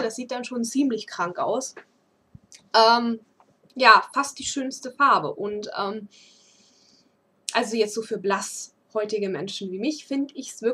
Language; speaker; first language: German; native; German